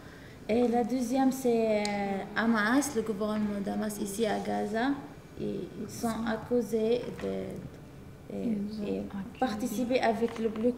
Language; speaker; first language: French; non-native, fluent; Arabic